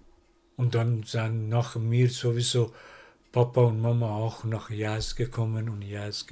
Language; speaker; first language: German; non-native, learner; Persian